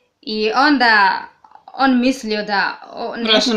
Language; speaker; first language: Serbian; non-native, learner; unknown